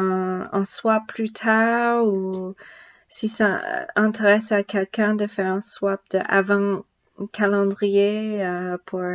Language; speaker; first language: French; non-native, learner; English